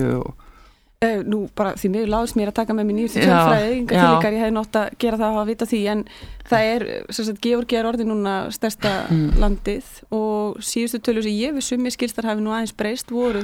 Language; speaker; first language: Icelandic; native; Icelandic